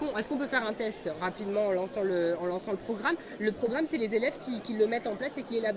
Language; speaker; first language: French; native; French